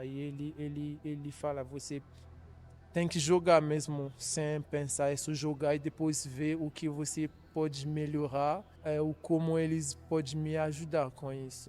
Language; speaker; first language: Portuguese; non-native, learner; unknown